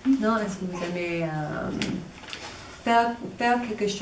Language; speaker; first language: French; non-native, fluent; English